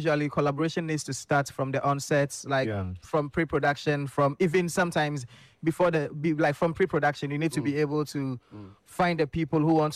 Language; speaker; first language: English; non-native, fluent; French